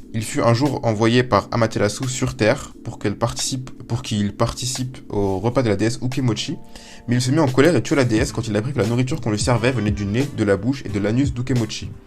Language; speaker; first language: French; native; French